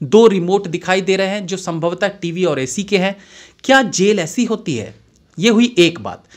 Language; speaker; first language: Hindi; native; Hindi